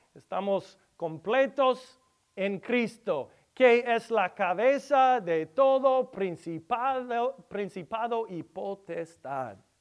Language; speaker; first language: Spanish; non-native, learner; English